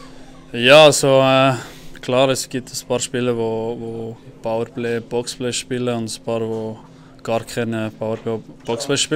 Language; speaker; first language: German; non-native, local second language; French